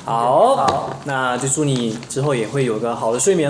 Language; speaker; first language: Chinese; native; Chinese